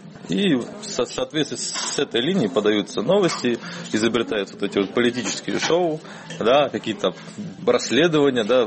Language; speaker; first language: Russian; native; Russian